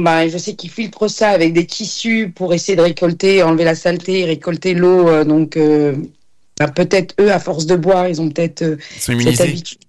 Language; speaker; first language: French; non-native, local second language; Arabic